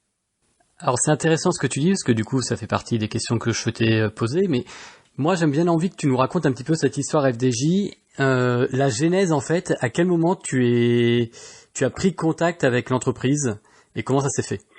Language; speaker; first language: French; native; French